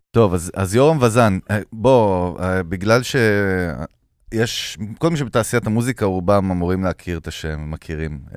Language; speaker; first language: Hebrew; native; Hebrew